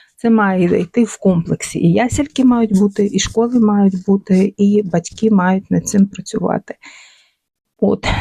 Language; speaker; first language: Ukrainian; non-native, local second language; Russian